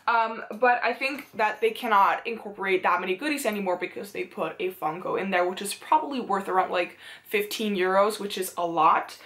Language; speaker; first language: English; non-native, fluent; Dutch